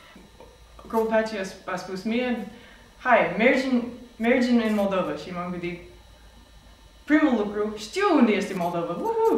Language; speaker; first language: Romanian; non-native, fluent; English